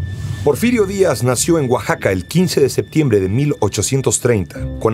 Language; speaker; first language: Spanish; native; Spanish